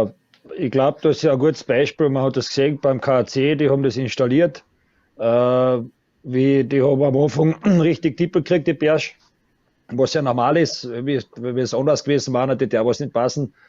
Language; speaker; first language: German; native; German